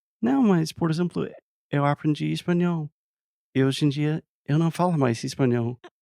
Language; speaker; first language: Portuguese; non-native, fluent; English